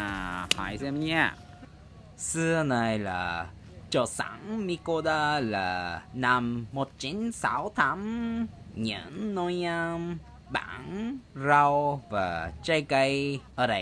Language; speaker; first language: Vietnamese; non-native, learner; Japanese